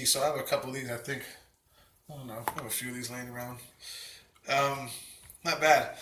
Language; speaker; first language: English; native; English